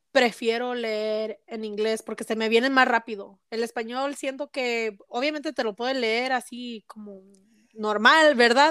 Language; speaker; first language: Spanish; early bilingual, heritage; Spanish